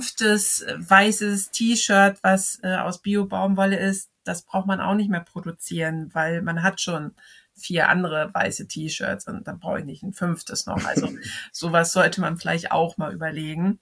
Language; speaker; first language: German; native; German